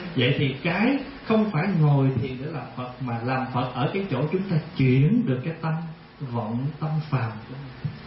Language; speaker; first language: Vietnamese; early bilingual, heritage; Vietnamese